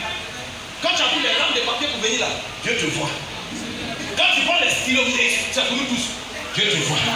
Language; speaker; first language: French; native; French